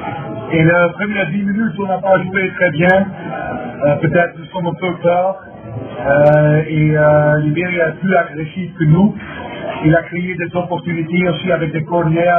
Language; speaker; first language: French; non-native, fluent; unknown